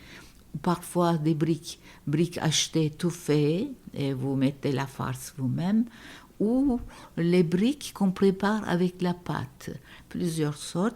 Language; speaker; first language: French; non-native, fluent; Turkish